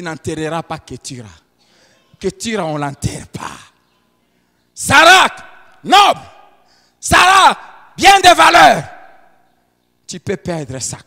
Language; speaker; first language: French; non-native, local second language; Lingala